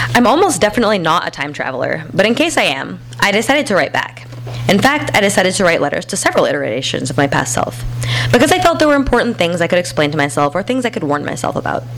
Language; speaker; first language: English; native; English